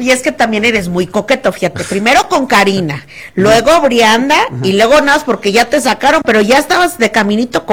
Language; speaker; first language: Spanish; native; Spanish